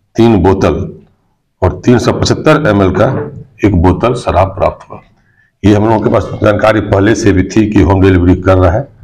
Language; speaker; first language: Hindi; native; Hindi